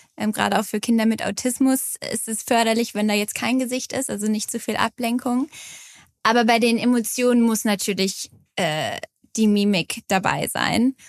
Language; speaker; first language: German; native; German